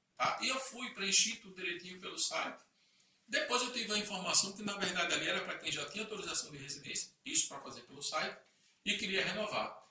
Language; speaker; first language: Portuguese; native; Portuguese